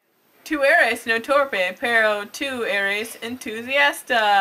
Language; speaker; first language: Spanish; non-native, learner; English